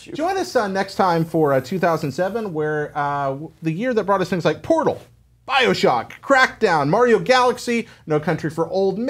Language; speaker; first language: English; native; English